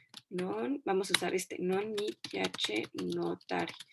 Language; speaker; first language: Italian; non-native, fluent; Spanish